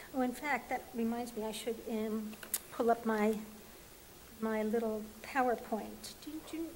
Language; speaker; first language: English; native; English